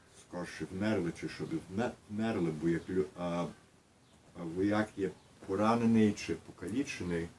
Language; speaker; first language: Ukrainian; early bilingual, heritage; Ukrainian